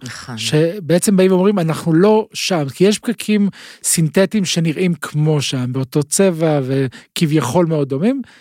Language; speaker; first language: Hebrew; native; Hebrew